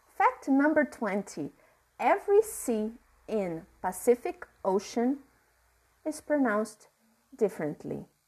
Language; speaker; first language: English; non-native, fluent; Portuguese